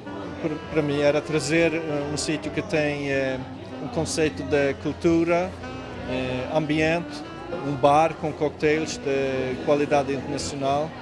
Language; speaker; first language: Portuguese; non-native, fluent; Swedish